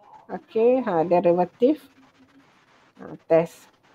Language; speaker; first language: English; non-native, local second language; Malay